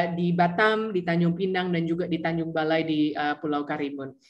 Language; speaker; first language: Indonesian; early bilingual, heritage; Indonesian